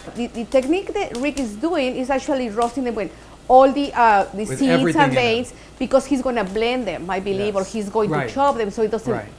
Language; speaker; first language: English; non-native, fluent; Spanish